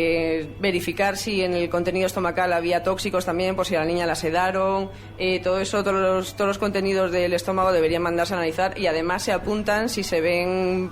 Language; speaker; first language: Spanish; native; Spanish